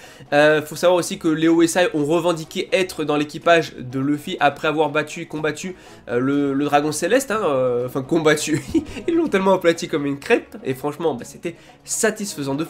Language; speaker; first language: French; native; French